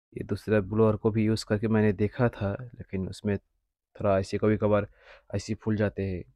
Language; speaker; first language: Hindi; non-native, local second language; Bangla